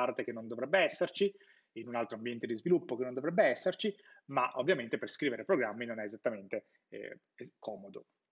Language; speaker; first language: Italian; native; Italian